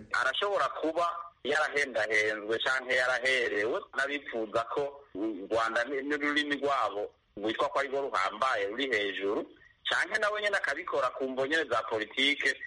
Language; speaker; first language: Rundi; native; Rundi